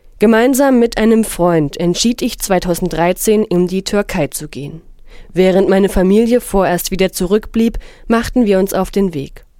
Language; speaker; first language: German; non-native, fluent; Arabic